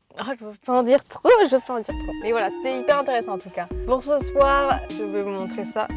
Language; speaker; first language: French; native; French